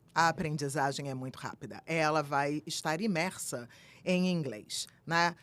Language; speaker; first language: Portuguese; native; Portuguese